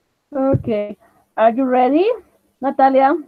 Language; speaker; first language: English; non-native, learner; Spanish